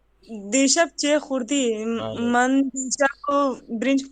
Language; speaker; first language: Persian; non-native, learner; Urdu